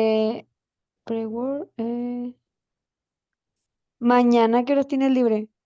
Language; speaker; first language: Spanish; native; Spanish